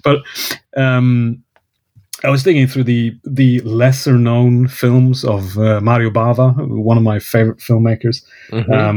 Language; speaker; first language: English; non-native, fluent; Swedish